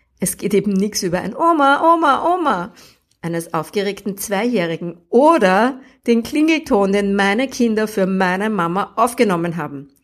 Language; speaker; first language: German; native; German